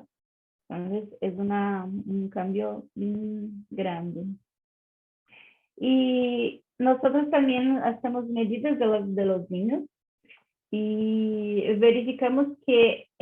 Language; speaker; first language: Spanish; non-native, learner; Portuguese